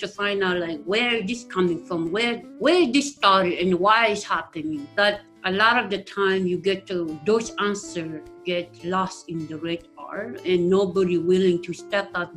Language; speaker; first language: English; non-native, local second language; Acoli